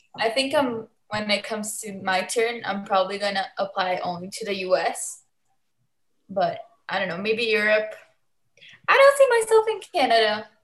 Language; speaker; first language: English; early bilingual, other home language; Portuguese